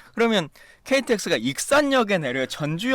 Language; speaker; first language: Korean; native; Korean